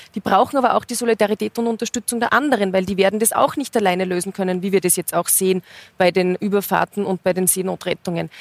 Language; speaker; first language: German; native; German